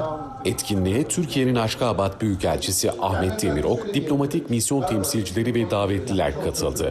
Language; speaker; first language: Turkish; native; Turkish